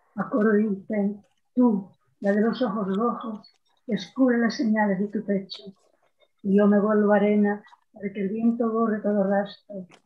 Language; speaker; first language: Spanish; native; Spanish